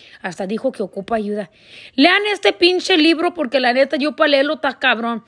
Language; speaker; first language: Spanish; early bilingual, heritage; Spanish